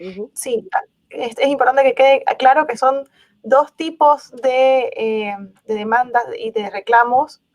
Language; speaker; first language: Spanish; native; Spanish